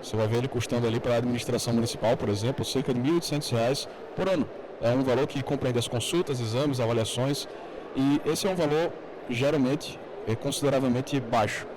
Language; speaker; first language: Portuguese; native; Portuguese